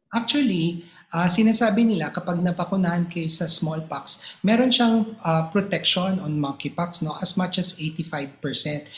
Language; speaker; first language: Filipino; native; Filipino